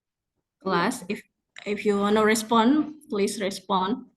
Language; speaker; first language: English; non-native, fluent; Indonesian